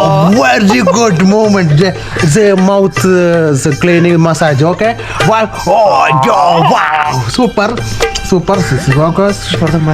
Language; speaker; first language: English; non-native, learner; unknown